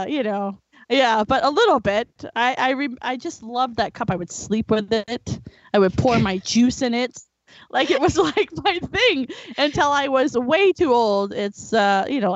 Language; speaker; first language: English; native; English